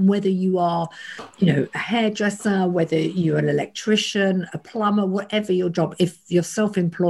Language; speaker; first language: English; native; English